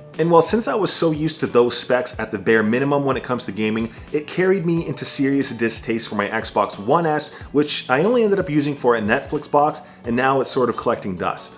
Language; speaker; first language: English; native; English